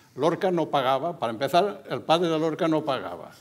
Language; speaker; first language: Spanish; native; Spanish